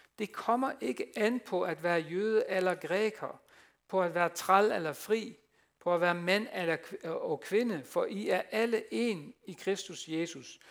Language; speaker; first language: Danish; non-native, fluent; Dutch